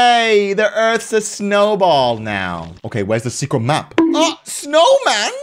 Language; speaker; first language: English; native; English